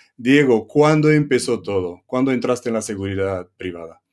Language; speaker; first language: Spanish; non-native, fluent; Romanian